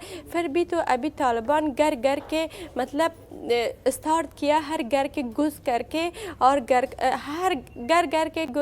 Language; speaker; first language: Hindi; non-native, learner; Persian